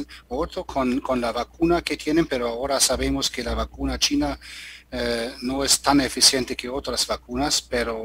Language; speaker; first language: Spanish; non-native, learner; German